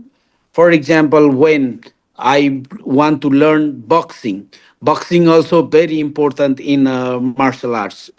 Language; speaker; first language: English; non-native, learner; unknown